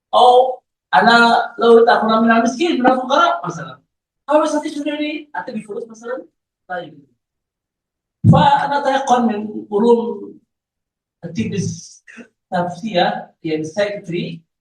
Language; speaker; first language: Arabic; non-native, learner; Malay